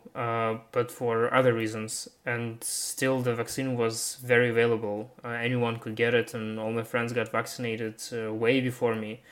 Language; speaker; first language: English; non-native, fluent; Russian